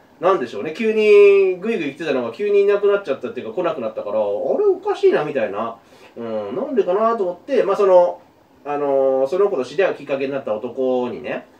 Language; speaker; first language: Japanese; native; Japanese